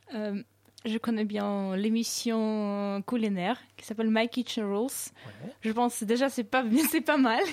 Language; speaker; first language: French; non-native, fluent; Russian